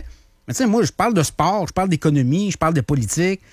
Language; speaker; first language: French; native; French